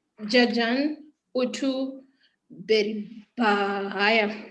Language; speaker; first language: Indonesian; non-native, learner; English